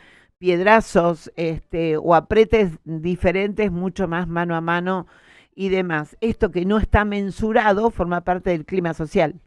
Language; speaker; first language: Spanish; native; Spanish